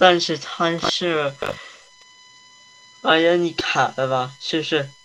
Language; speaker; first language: Chinese; early bilingual, heritage; Chinese